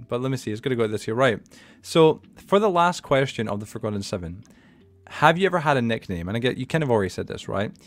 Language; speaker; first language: English; native; English